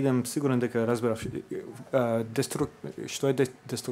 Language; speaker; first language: Macedonian; non-native, fluent; English